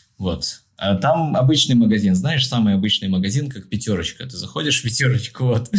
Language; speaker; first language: Russian; non-native, local second language; Tajik